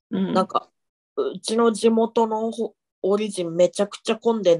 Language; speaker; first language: Japanese; native; Japanese